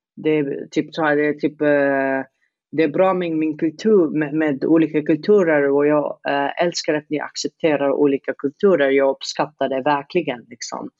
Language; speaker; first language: Swedish; non-native, fluent; Arabic